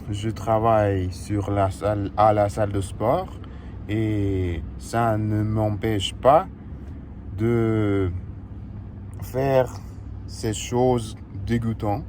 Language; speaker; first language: French; non-native, learner; Russian